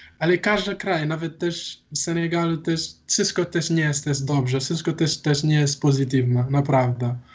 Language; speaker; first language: Polish; non-native, learner; Wolof